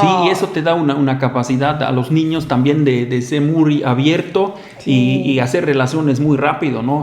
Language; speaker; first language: Spanish; non-native, fluent; German